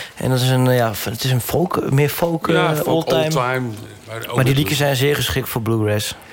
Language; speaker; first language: Dutch; native; Dutch